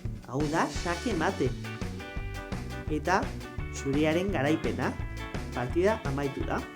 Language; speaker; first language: Basque; non-native, local second language; Spanish